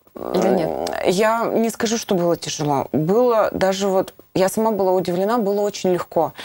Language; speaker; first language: Russian; native; Russian